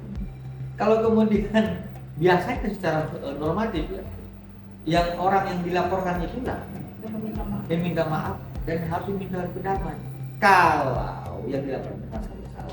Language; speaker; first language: Indonesian; native; Indonesian